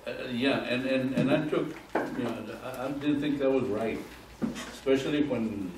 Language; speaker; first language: English; early bilingual, other home language; Spanish